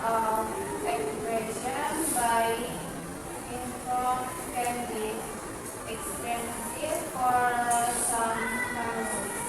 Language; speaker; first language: English; non-native, learner; Indonesian